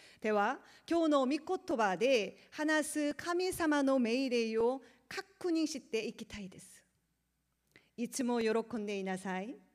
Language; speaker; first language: Japanese; non-native, learner; Korean